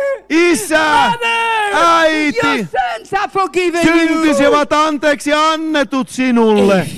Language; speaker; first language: Finnish; native; Finnish